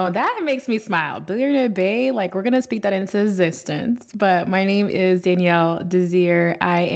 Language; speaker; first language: English; native; English